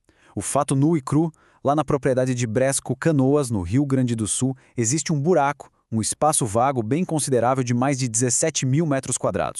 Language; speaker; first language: Portuguese; native; Portuguese